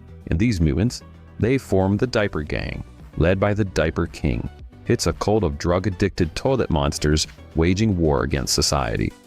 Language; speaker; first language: English; native; English